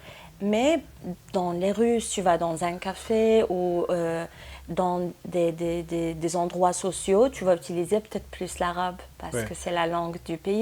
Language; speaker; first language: French; non-native, local second language; Arabic